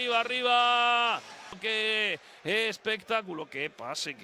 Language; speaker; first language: Spanish; native; Spanish